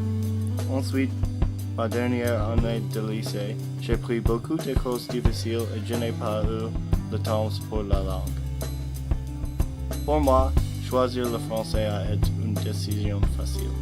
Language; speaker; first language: French; non-native, learner; English